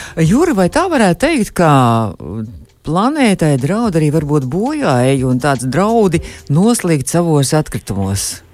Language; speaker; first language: Latvian; native; Latvian